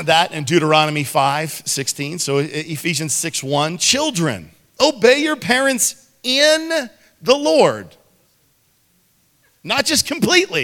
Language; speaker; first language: English; native; English